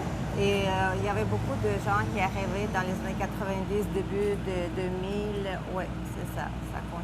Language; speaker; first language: French; non-native, fluent; Russian